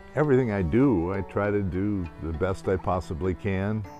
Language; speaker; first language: English; native; English